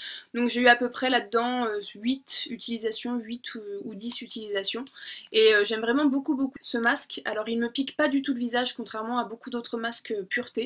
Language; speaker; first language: French; native; French